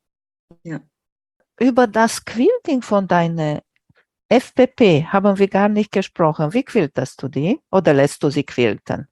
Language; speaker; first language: German; non-native, fluent; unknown